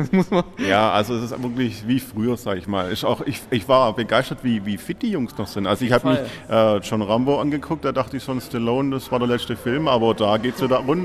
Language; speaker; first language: German; native; German